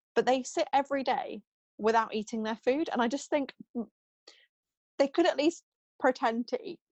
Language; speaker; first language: English; non-native, fluent; German